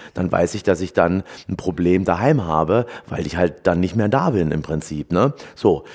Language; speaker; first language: German; native; German